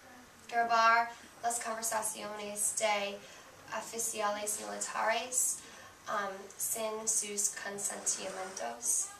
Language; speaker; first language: Spanish; non-native, learner; English